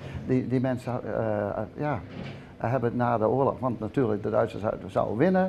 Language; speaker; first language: Dutch; early bilingual, heritage; Dutch